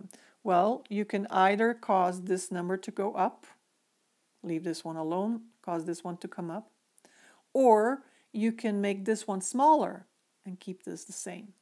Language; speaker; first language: English; native; English